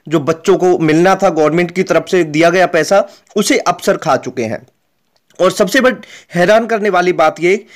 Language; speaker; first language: Hindi; native; Hindi